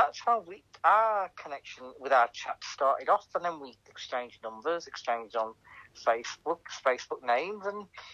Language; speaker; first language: English; native; English